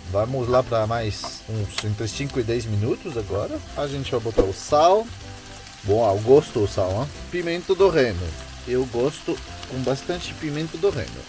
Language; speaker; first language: Portuguese; non-native, fluent; French